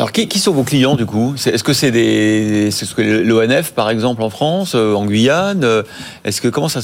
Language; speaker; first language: French; native; French